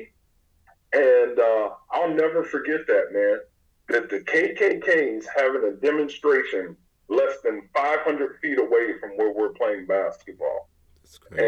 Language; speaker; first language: English; native; English